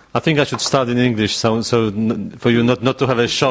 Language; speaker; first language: English; non-native, fluent; Polish